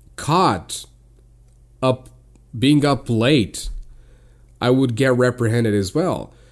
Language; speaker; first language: English; non-native, fluent; Portuguese